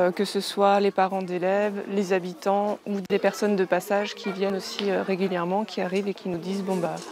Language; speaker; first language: French; native; French